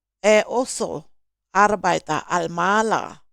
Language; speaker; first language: German; non-native, learner; Thai